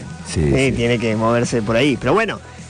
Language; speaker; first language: Spanish; native; Spanish